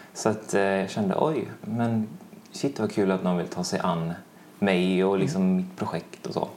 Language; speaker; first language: Swedish; native; Swedish